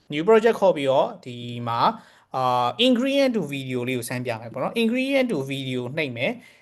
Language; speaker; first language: Burmese; native; Burmese